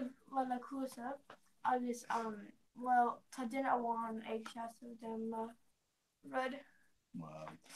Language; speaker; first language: Irish; non-native, learner; English